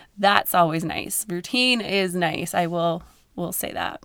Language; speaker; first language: English; native; English